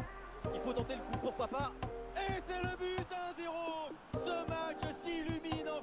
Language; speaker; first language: French; native; French